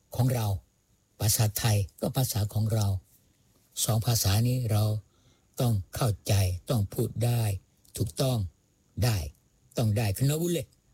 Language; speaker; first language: Thai; non-native, local second language; Malay